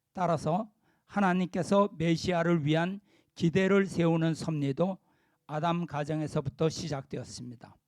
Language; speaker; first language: Korean; native; Korean